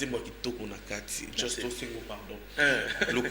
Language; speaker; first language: French; non-native, local second language; Lingala